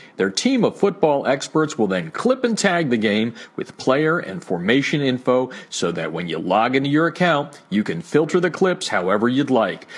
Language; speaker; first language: English; native; English